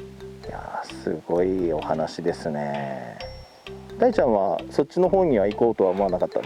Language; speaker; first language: Japanese; native; Japanese